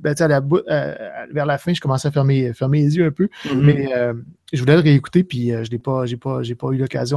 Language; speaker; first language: French; native; French